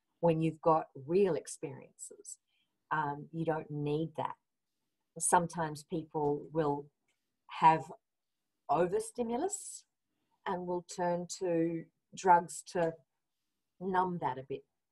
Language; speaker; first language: English; native; English